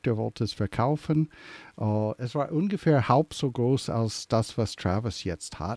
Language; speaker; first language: German; early bilingual, heritage; English